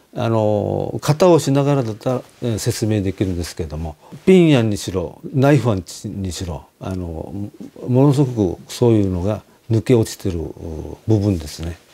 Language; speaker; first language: Japanese; native; Japanese